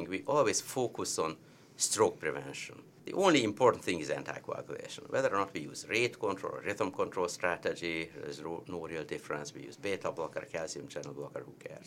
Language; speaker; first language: English; non-native, fluent; Hungarian